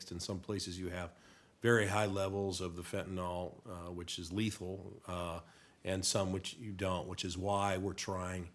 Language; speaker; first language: English; native; English